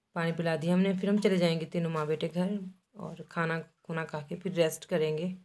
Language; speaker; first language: Hindi; native; Hindi